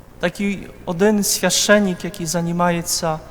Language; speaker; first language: Ukrainian; non-native, fluent; Polish